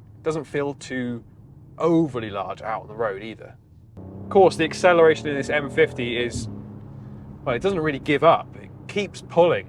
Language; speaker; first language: English; native; English